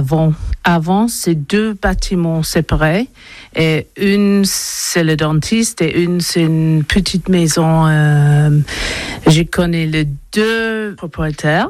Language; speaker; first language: French; non-native, learner; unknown